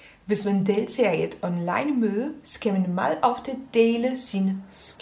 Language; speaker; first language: Danish; non-native, fluent; Polish